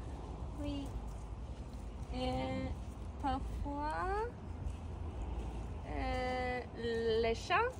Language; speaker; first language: French; non-native, learner; Norwegian